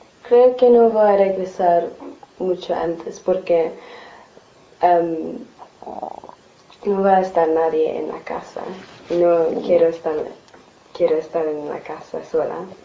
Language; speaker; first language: Spanish; non-native, learner; English